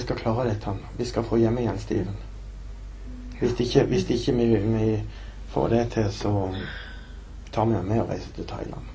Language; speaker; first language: Norwegian; native; Norwegian